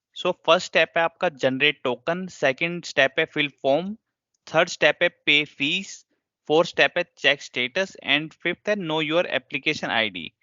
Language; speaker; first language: Hindi; native; Hindi